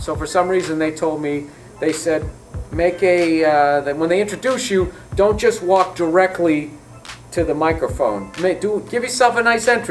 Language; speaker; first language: English; native; English